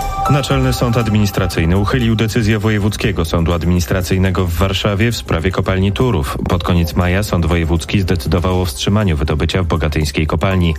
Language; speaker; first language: Polish; native; Polish